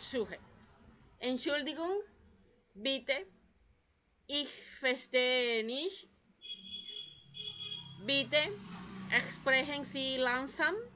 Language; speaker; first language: German; non-native, learner; Spanish